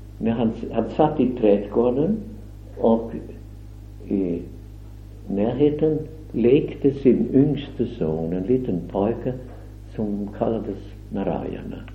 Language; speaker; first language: Swedish; non-native, fluent; German